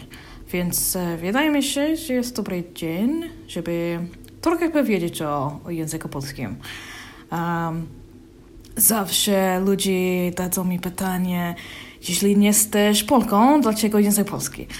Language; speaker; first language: Polish; non-native, learner; English